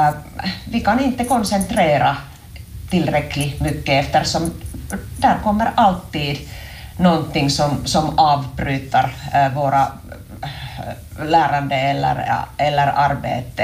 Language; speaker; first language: Swedish; non-native, local second language; Finnish